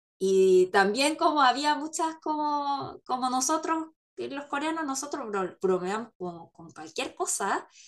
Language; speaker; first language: Spanish; non-native, fluent; Korean